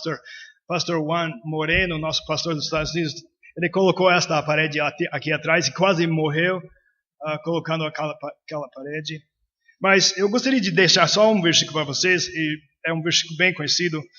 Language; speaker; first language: Portuguese; non-native, fluent; English